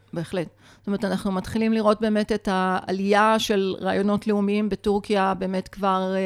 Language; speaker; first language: Hebrew; native; Hebrew